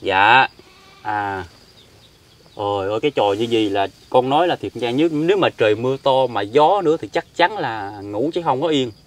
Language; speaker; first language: Vietnamese; native; Vietnamese